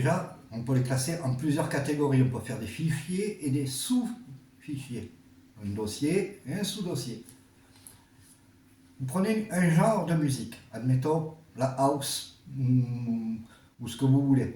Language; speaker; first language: French; native; French